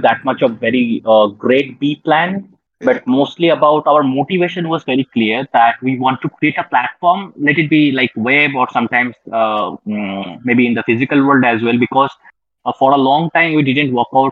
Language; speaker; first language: English; non-native, local second language; Bangla